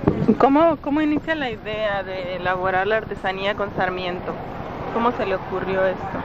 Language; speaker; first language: Spanish; native; Spanish